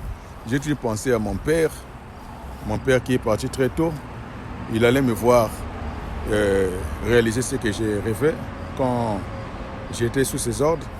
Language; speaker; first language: French; non-native, local second language; Lingala